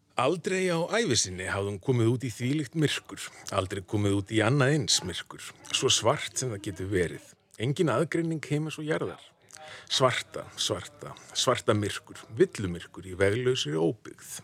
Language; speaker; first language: Icelandic; native; Icelandic